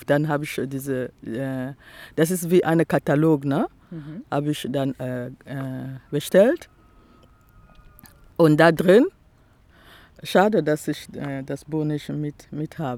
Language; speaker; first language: German; non-native, fluent; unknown